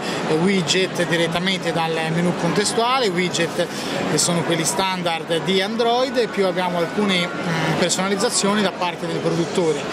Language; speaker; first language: Italian; native; Italian